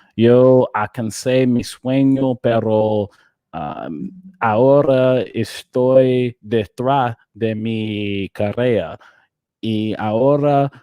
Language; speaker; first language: Spanish; non-native, learner; English